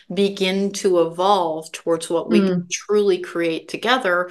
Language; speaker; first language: English; native; English